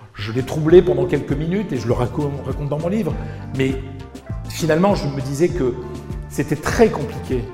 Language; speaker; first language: French; native; French